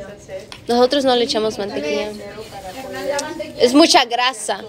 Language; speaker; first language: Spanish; early bilingual, other home language; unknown